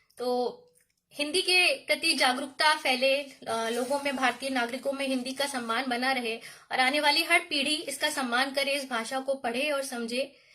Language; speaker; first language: Hindi; native; Hindi